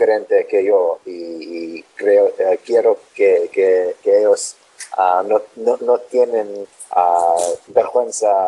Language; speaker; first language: Spanish; non-native, learner; English